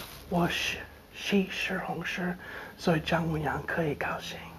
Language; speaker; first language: Chinese; non-native, learner; English